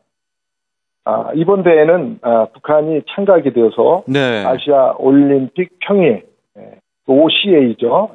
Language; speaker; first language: Korean; native; Korean